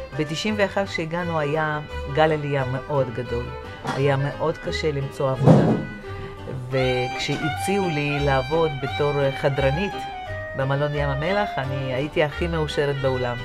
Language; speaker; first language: Hebrew; non-native, fluent; Russian